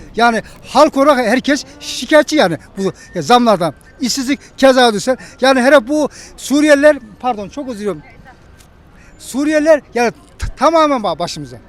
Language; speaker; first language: Turkish; native; Turkish